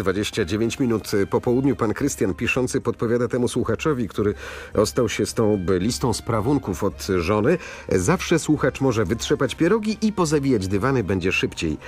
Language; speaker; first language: Polish; native; Polish